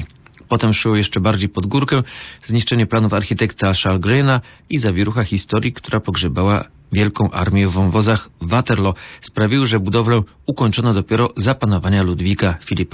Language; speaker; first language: Polish; native; Polish